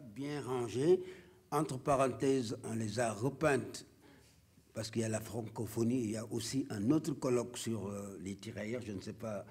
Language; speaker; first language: French; non-native, local second language; Wolof